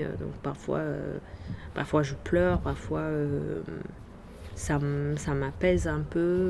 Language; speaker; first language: French; non-native, fluent; Arabic